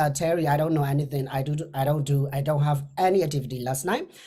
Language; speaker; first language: English; non-native, fluent; Burmese